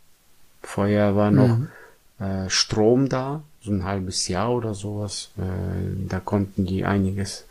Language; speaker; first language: German; non-native, fluent; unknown